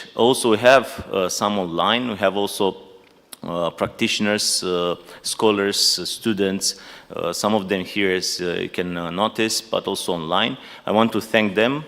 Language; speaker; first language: English; non-native, fluent; Romanian